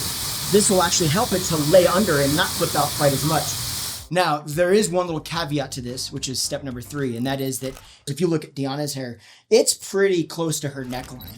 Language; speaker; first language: English; native; English